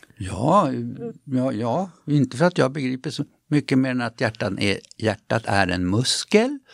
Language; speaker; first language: Swedish; non-native, fluent; German